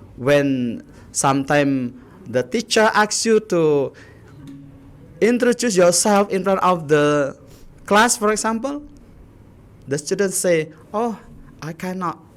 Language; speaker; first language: English; non-native, learner; Indonesian